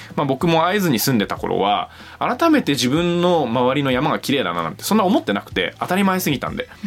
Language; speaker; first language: Japanese; native; Japanese